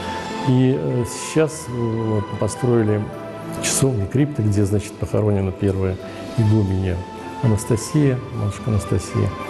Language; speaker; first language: Russian; native; Russian